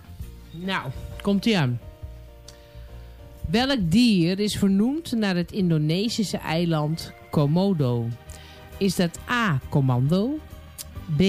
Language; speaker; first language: Dutch; native; Dutch